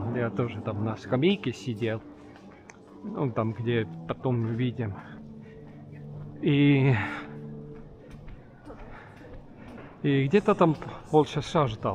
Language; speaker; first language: Russian; non-native, local second language; Estonian